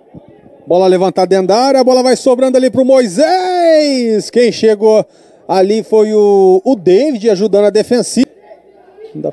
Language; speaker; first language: Portuguese; native; Portuguese